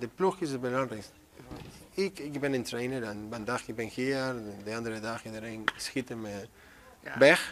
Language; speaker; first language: Dutch; non-native, learner; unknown